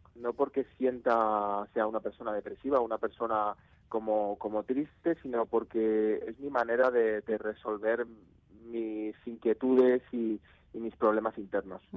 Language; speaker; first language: Spanish; native; Spanish